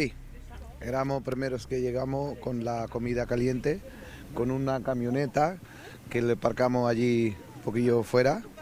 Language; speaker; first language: Spanish; non-native, learner; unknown